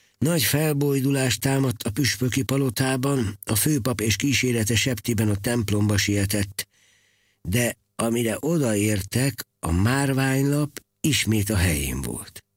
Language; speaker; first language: Hungarian; native; Hungarian